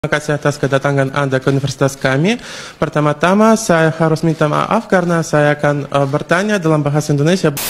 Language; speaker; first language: Indonesian; non-native, fluent; Russian